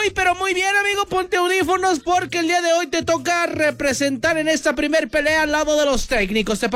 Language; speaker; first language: Spanish; native; Spanish